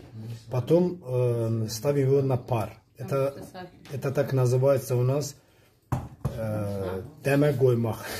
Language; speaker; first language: Russian; non-native, learner; Azerbaijani